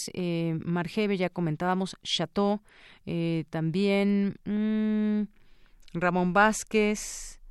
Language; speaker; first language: Spanish; native; Spanish